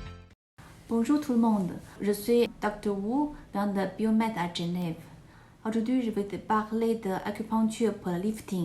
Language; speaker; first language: French; non-native, learner; Chinese